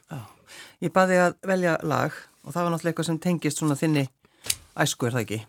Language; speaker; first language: Icelandic; native; Icelandic